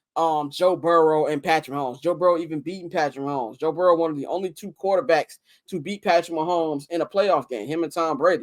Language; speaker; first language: English; native; English